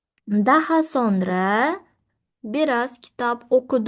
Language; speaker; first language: Turkish; non-native, fluent; Uzbek